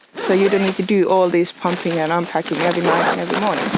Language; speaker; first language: English; non-native, fluent; Finnish